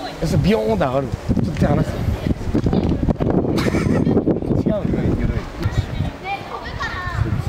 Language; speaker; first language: Japanese; native; Japanese